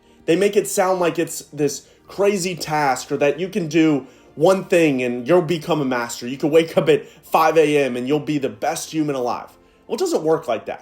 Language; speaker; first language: English; native; English